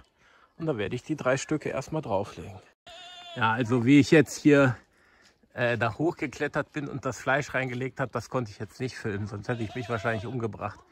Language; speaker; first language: German; native; German